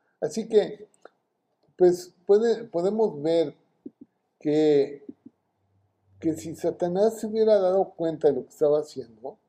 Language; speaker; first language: Spanish; native; Spanish